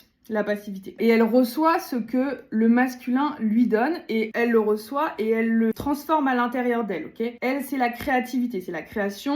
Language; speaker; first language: French; native; French